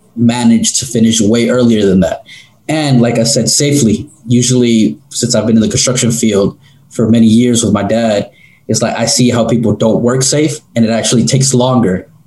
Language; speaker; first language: English; native; English